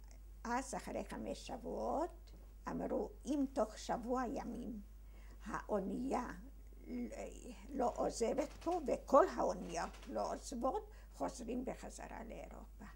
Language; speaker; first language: Hebrew; early bilingual, other home language; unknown